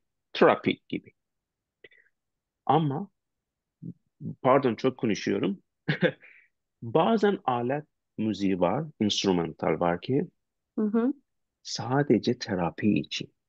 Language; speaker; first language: Turkish; non-native, learner; Persian